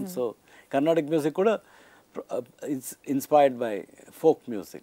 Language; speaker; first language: English; non-native, local second language; Tamil